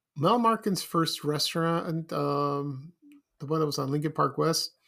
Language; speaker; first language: English; native; English